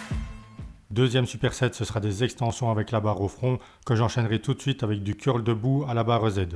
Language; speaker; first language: French; native; French